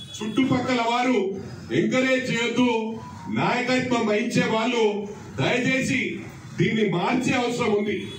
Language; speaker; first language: Telugu; native; Telugu